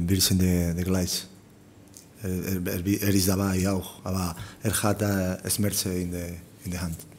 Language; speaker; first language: German; non-native, learner; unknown